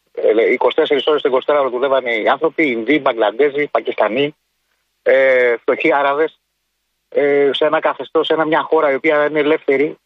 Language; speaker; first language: Greek; native; Greek